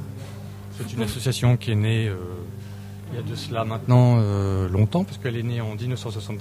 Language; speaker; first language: French; native; French